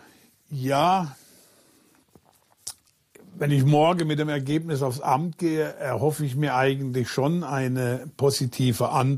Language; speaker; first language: German; native; German